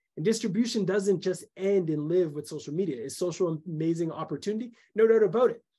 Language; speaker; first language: English; native; English